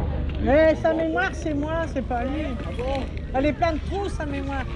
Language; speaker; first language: French; native; French